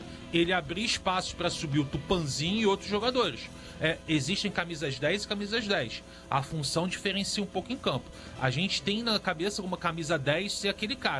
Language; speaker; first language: Portuguese; native; Portuguese